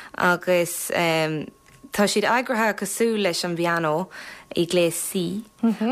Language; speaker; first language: Irish; non-native, local second language; English